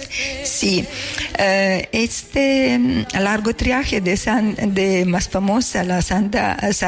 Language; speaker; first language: Spanish; non-native, learner; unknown